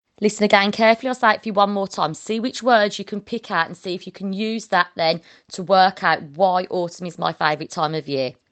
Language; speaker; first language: English; native; English